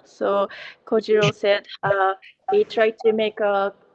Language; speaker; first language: English; non-native, learner; Japanese